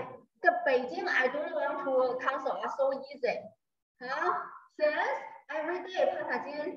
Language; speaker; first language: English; non-native, learner; Chinese